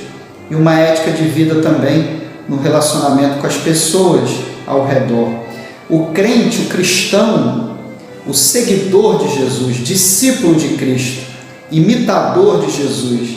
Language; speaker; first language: Portuguese; native; Portuguese